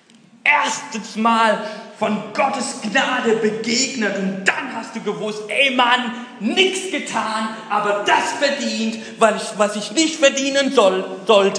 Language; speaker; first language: German; non-native, fluent; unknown